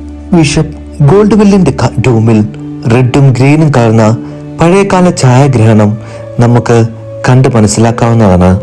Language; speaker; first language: Malayalam; native; Malayalam